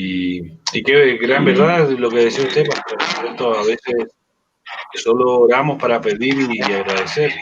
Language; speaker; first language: Spanish; native; Spanish